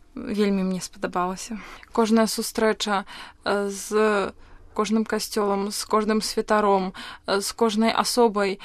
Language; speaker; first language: Belarusian; non-native, local second language; Russian